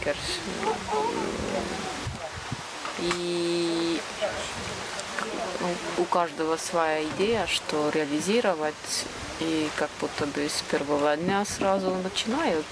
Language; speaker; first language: Russian; non-native, fluent; Lithuanian